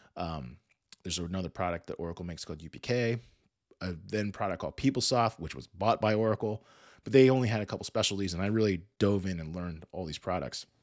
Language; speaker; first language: English; native; English